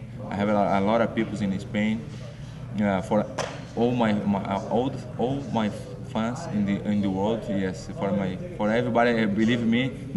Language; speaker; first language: English; non-native, learner; Portuguese